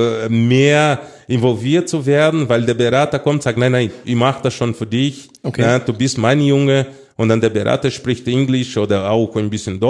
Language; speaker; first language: German; non-native, fluent; Portuguese